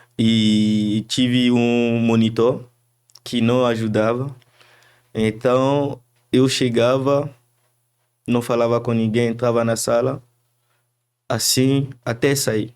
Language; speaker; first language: Portuguese; non-native, fluent; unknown